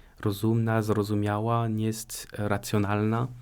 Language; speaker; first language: Polish; non-native, fluent; French